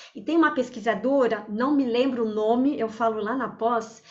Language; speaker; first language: Portuguese; early bilingual, other home language; French